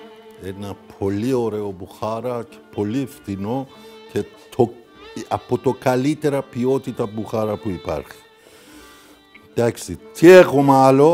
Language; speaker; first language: Greek; non-native, fluent; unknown